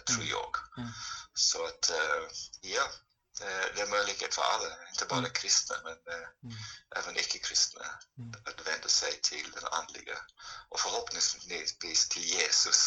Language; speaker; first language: Swedish; non-native, fluent; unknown